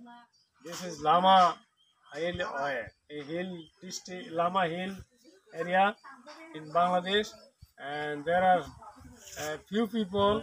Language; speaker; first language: English; non-native, learner; Bangla